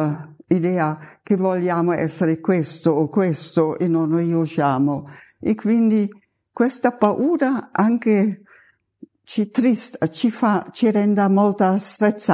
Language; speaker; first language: Italian; non-native, fluent; German